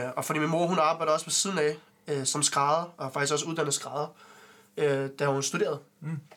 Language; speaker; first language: Danish; early bilingual, other home language; Arabic